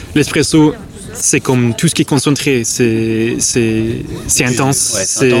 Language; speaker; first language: French; non-native, fluent; English